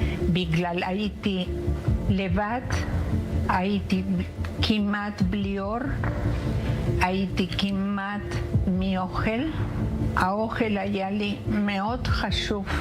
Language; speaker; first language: Hebrew; non-native, learner; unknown